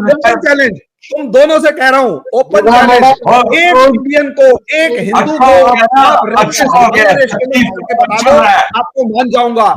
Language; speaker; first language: Hindi; native; Hindi